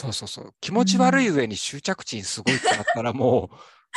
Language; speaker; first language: Japanese; native; Japanese